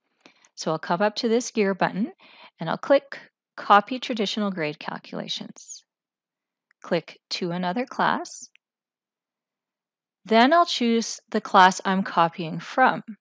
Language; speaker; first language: English; native; English